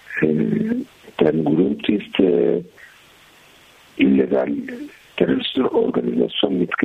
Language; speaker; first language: German; non-native, learner; Turkish